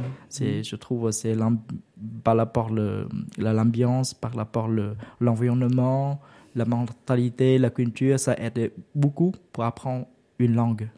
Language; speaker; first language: French; non-native, learner; Vietnamese